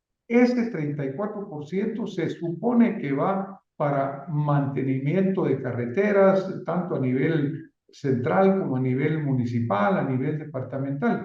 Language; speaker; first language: Spanish; native; Spanish